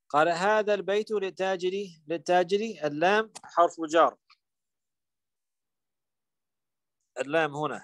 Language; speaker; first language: Arabic; non-native, fluent; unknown